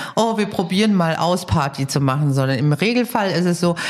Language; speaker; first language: German; early bilingual, other home language; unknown